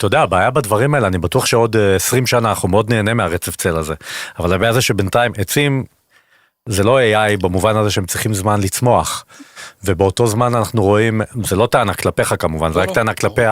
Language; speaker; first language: Hebrew; native; Hebrew